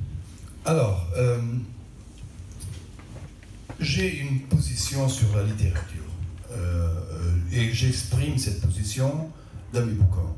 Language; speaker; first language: French; non-native, local second language; Portuguese